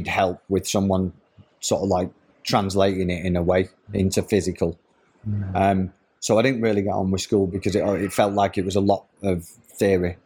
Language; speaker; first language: English; native; English